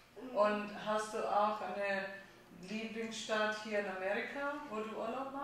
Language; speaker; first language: German; non-native, fluent; Italian